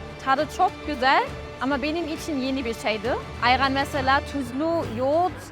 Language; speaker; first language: Turkish; non-native, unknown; German